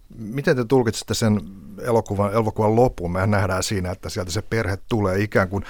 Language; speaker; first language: Finnish; native; Finnish